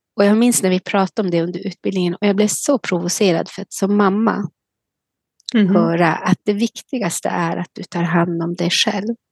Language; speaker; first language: Swedish; native; Swedish